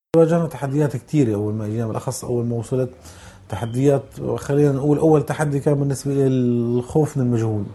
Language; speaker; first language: Arabic; native; Arabic